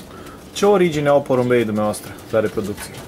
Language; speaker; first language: Romanian; native; Romanian